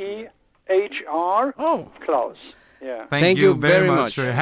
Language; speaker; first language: English; non-native, learner; Luxembourgish